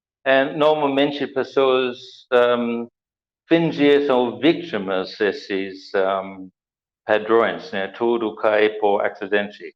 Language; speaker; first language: Portuguese; non-native, learner; English